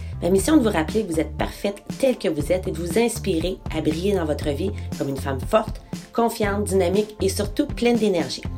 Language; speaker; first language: French; native; French